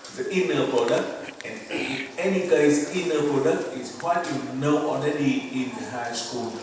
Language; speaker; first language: English; non-native, fluent; Vietnamese